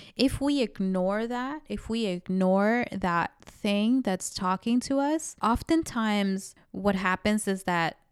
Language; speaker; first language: English; early bilingual, other home language; Spanish